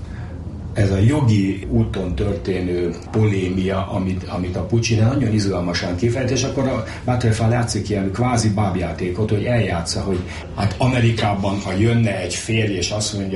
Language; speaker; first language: Hungarian; native; Hungarian